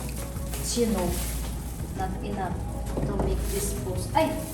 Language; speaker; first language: English; non-native, learner; Filipino